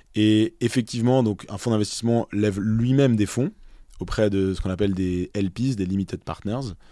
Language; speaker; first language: French; native; French